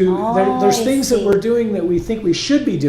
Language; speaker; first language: English; native; English